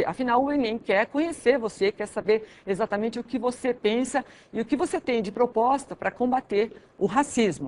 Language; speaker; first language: Portuguese; native; Portuguese